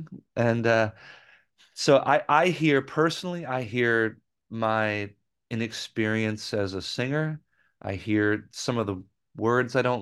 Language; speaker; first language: English; native; English